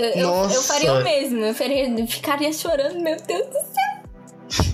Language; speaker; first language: Portuguese; non-native, local second language; Kabuverdianu